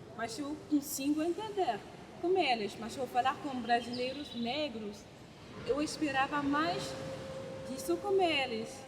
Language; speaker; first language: Portuguese; non-native, fluent; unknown